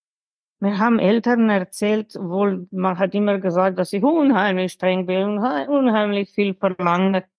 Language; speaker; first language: German; non-native, fluent; Slovenian